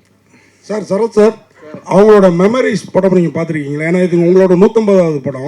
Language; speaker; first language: Tamil; native; Tamil